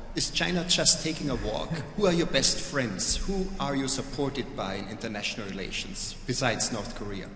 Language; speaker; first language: English; non-native, fluent; Chinese